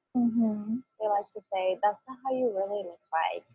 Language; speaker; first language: English; early bilingual, other home language; Spanish